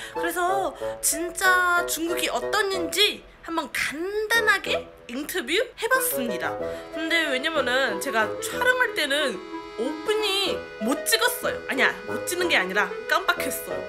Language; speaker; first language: Korean; non-native, fluent; Chinese